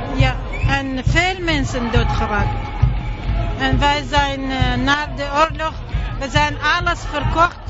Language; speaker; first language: Dutch; non-native, learner; Arabic